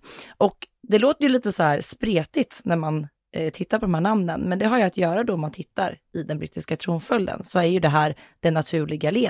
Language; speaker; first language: Swedish; native; Swedish